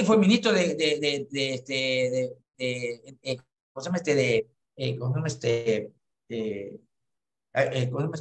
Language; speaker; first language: Spanish; native; Spanish